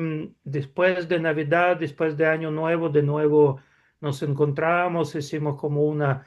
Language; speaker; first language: Spanish; non-native, fluent; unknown